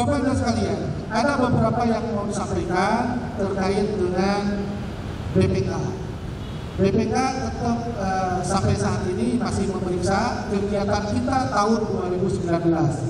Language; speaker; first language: Indonesian; native; Indonesian